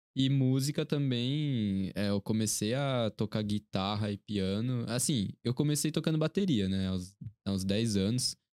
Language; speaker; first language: Portuguese; early bilingual, other home language; Korean